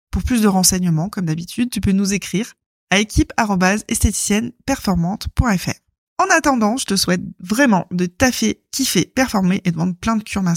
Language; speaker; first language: French; native; French